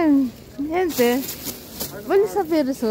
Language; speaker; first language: Italian; non-native, learner; Filipino